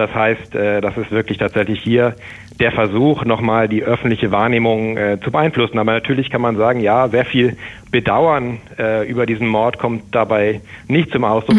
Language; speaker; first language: German; native; German